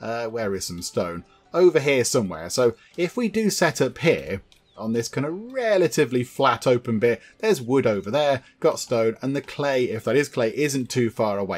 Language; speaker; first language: English; native; English